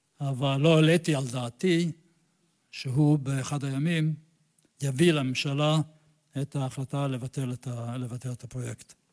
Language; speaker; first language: Hebrew; non-native, fluent; English